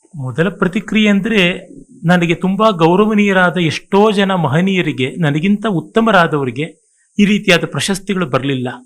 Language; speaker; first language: Kannada; native; Kannada